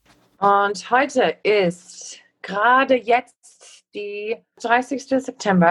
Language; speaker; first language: German; non-native, fluent; English